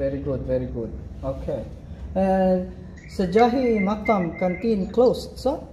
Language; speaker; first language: English; non-native, fluent; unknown